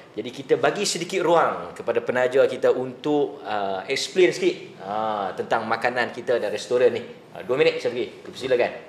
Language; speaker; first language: Malay; native; Malay